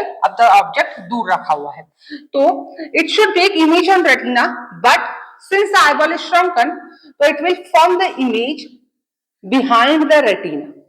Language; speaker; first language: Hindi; native; Hindi